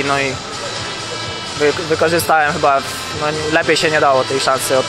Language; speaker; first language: Polish; native; Polish